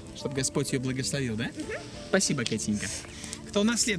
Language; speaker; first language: Russian; native; Russian